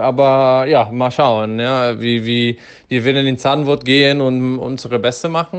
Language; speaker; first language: German; non-native, fluent; Dutch